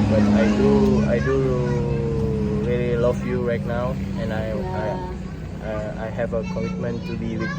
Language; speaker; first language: English; non-native, fluent; Indonesian